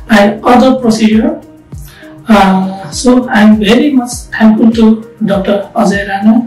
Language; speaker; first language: English; non-native, fluent; Azerbaijani